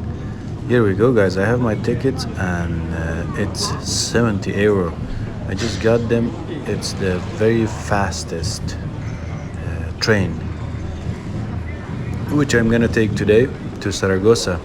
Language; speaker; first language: English; non-native, fluent; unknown